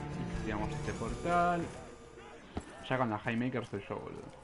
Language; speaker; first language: Spanish; native; Spanish